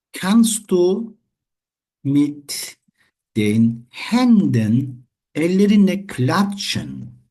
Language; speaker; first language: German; non-native, fluent; Turkish